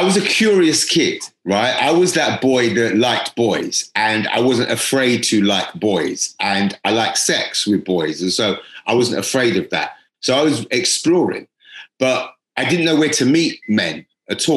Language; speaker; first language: English; native; English